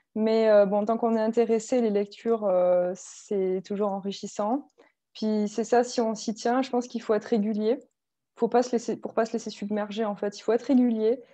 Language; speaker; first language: French; native; French